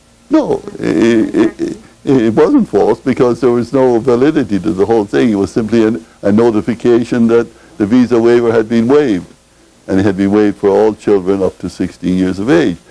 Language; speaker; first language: English; native; English